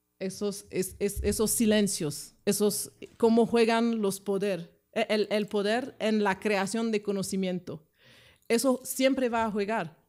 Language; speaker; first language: Spanish; non-native, fluent; French